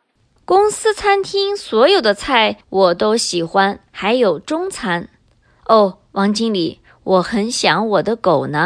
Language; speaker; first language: Chinese; early bilingual, heritage; Chinese